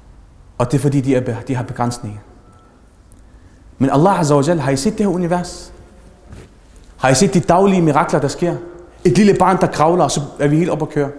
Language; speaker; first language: Danish; early bilingual, other home language; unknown